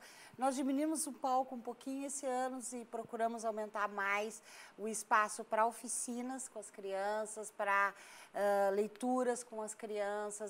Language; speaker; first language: Portuguese; native; Portuguese